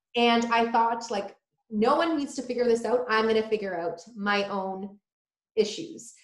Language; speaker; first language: English; early bilingual, other home language; Polish